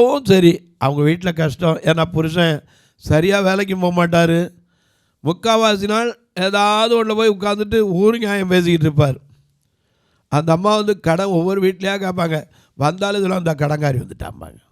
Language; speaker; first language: Tamil; native; Tamil